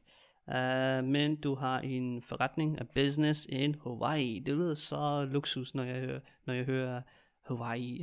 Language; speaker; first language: Danish; native; Danish